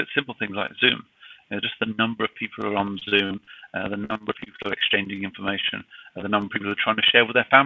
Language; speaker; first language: English; native; English